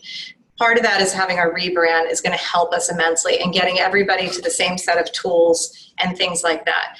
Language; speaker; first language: English; native; English